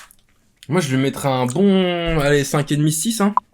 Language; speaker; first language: French; native; French